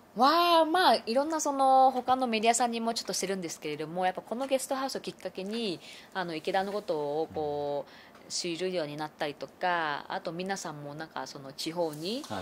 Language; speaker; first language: Japanese; non-native, fluent; Vietnamese